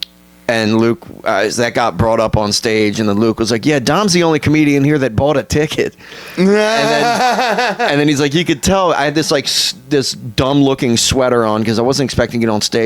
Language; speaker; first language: English; native; English